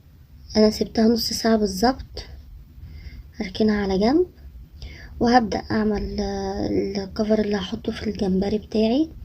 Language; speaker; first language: Arabic; native; Arabic